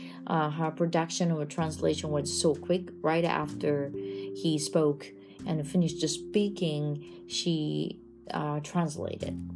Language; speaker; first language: English; non-native, fluent; Japanese